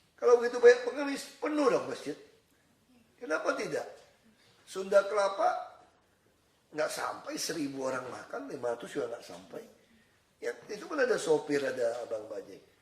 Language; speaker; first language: Indonesian; native; Indonesian